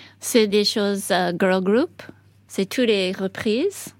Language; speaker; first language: French; non-native, learner; English